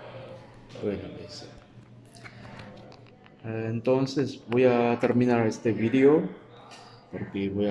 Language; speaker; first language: Spanish; non-native, fluent; Chinese